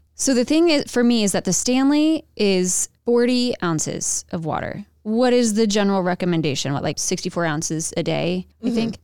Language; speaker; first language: English; native; English